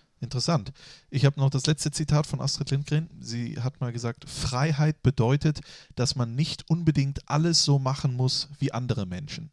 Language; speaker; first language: German; native; German